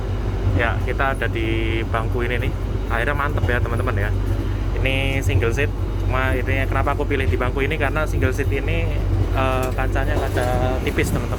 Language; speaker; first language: Indonesian; native; Indonesian